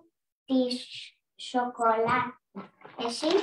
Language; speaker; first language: Greek; non-native, learner; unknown